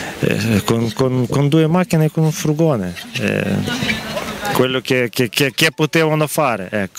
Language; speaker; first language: Italian; non-native, learner; Ukrainian